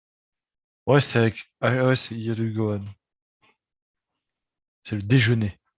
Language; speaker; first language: French; native; French